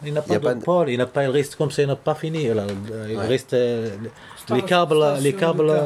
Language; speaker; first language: French; non-native, learner; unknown